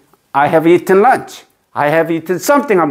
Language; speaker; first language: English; non-native, fluent; Korean